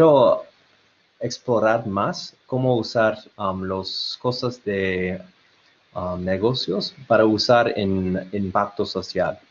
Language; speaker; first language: Spanish; non-native, learner; English